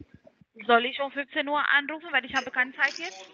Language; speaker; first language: German; non-native, learner; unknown